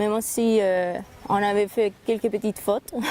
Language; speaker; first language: French; non-native, fluent; Spanish